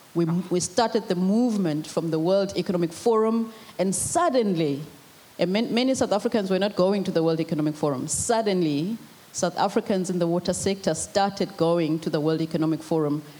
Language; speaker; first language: English; non-native, local second language; Zulu